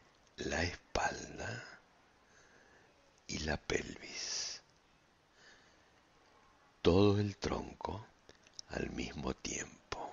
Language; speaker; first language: Spanish; native; Spanish